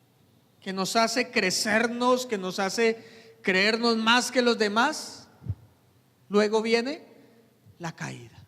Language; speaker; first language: Spanish; native; Spanish